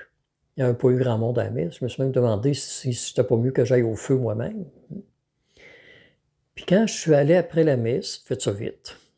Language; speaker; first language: French; native; French